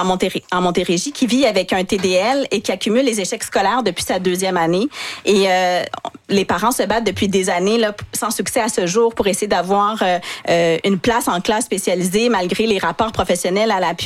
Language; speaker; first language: French; native; French